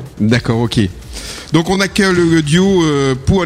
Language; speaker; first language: French; native; French